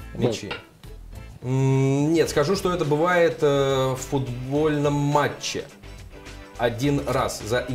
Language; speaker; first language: Russian; native; Russian